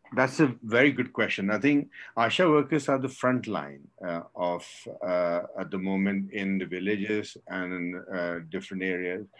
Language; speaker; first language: English; non-native, local second language; Marathi